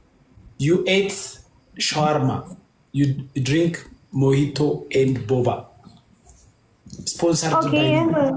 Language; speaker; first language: English; non-native, learner; Amharic